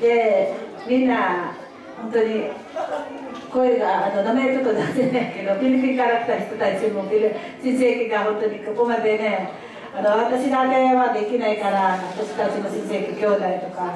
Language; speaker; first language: Japanese; non-native, fluent; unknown